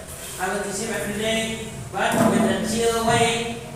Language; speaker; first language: English; non-native, learner; Indonesian